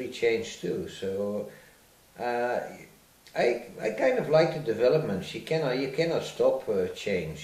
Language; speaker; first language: English; non-native, fluent; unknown